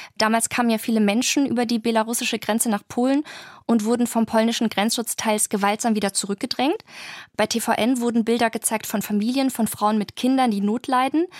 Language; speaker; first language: German; early bilingual, other home language; Polish